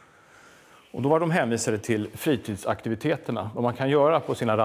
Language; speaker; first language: Swedish; native; Swedish